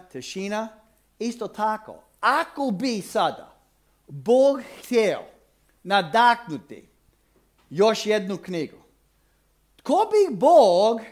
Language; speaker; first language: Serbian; non-native, fluent; English